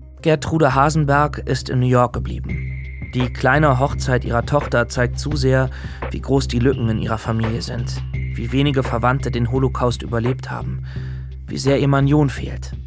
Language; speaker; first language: German; native; German